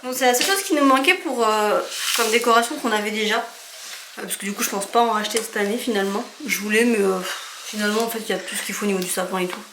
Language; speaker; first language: French; native; French